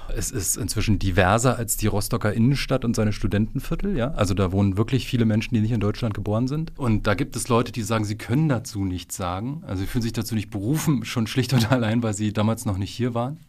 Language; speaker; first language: German; native; German